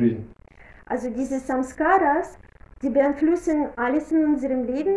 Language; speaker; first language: German; non-native, fluent; Russian